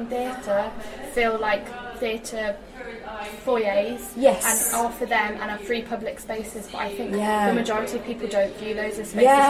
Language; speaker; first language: English; native; English